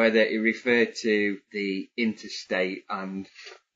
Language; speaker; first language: English; native; English